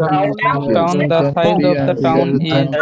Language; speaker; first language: English; non-native, learner; Bangla